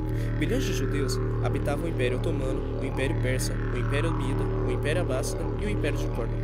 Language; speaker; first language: Portuguese; native; Portuguese